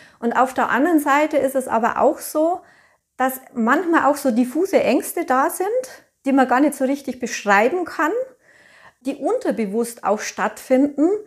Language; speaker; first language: German; native; German